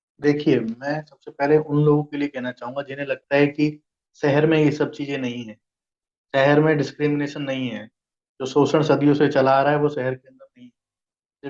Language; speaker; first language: Hindi; native; Hindi